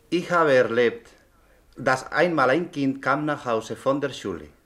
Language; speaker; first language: German; non-native, learner; Spanish